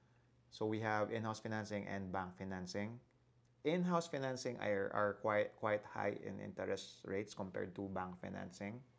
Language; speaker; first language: English; non-native, local second language; Filipino